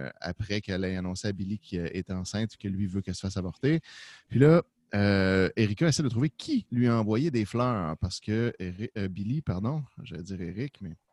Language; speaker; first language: French; native; French